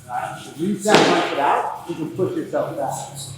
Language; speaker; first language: English; native; English